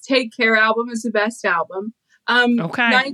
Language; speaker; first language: English; native; English